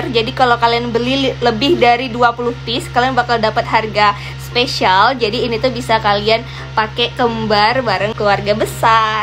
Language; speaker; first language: Indonesian; native; Indonesian